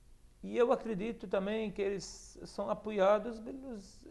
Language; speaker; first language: Portuguese; non-native, fluent; Arabic